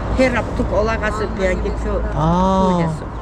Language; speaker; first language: Korean; early bilingual, heritage; Korean